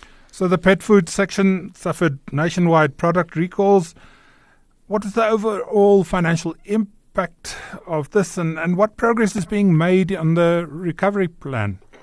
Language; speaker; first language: English; non-native, local second language; Afrikaans